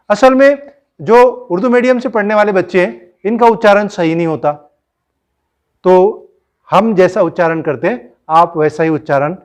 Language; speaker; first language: Hindi; non-native, local second language; Marathi